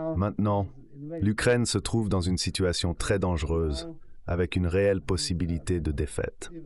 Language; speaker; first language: French; non-native, fluent; Ukrainian